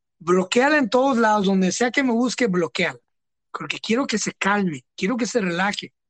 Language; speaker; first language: Spanish; early bilingual, heritage; Spanish